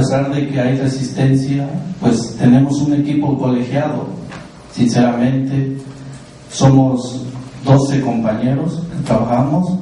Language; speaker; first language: Spanish; native; Spanish